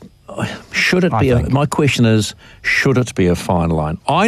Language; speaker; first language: English; native; English